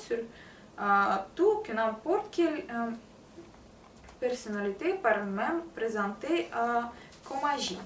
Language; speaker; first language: French; non-native, learner; Russian